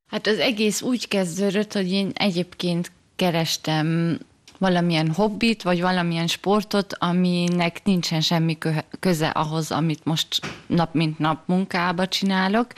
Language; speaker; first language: Hungarian; early bilingual, heritage; German